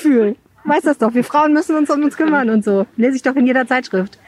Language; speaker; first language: German; native; German